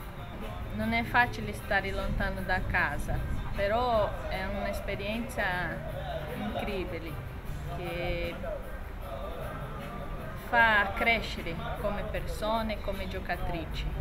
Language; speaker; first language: Italian; non-native, fluent; Portuguese